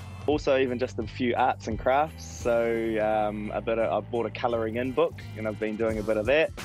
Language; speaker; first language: English; native; English